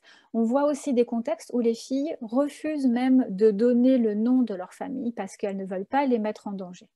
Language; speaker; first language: French; native; French